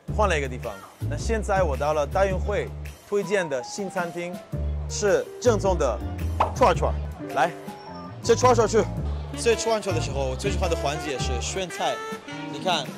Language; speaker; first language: Chinese; non-native, fluent; English